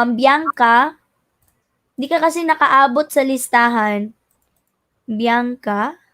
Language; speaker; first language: Filipino; non-native, local second language; Cebuano